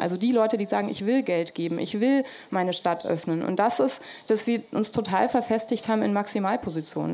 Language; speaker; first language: German; native; German